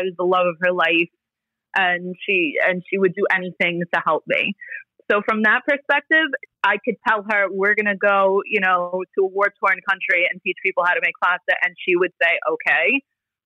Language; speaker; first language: English; early bilingual, other home language; Italian